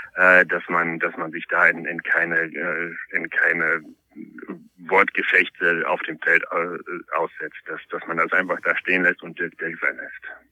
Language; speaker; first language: German; non-native, fluent; Polish